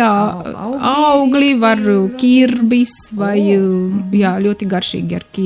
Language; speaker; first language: Latvian; non-native, learner; Romanian